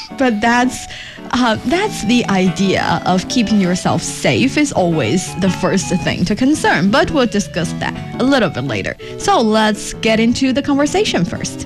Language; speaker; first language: English; non-native, fluent; Chinese